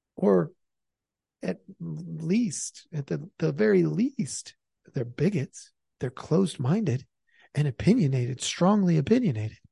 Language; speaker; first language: English; native; English